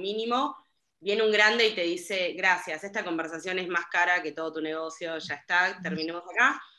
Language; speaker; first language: Spanish; native; Spanish